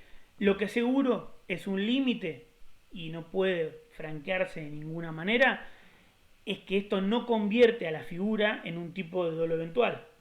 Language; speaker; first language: Spanish; native; Spanish